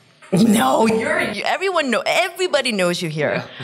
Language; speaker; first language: English; early bilingual, other home language; Korean